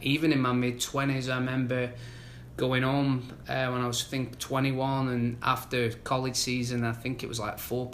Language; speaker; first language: English; native; English